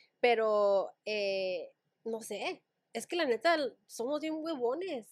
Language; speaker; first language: Spanish; early bilingual, heritage; Spanish